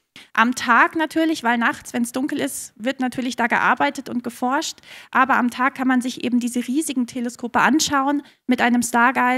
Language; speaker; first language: German; native; German